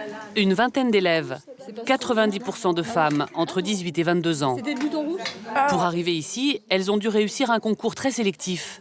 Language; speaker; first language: French; native; French